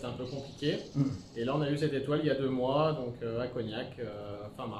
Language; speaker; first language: French; native; French